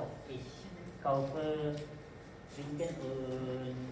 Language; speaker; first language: German; non-native, learner; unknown